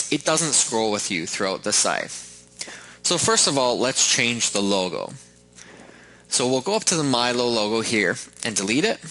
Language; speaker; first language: English; native; English